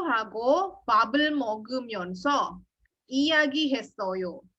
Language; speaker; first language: Korean; non-native, fluent; Indonesian